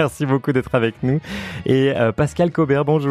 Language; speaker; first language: French; native; French